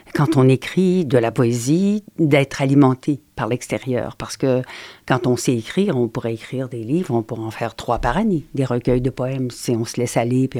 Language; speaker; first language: French; native; French